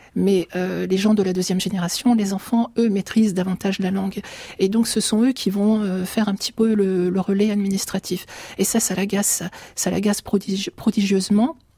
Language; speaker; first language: French; early bilingual, other home language; Arabic